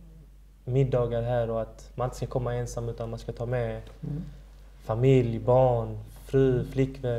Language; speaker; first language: Swedish; early bilingual, other home language; Persian